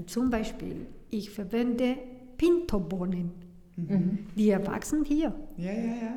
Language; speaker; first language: German; non-native, learner; Spanish